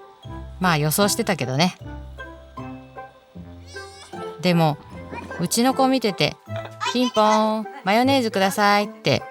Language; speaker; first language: Japanese; native; Japanese